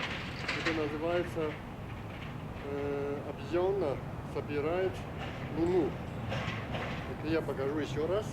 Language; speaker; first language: Russian; non-native, learner; Chinese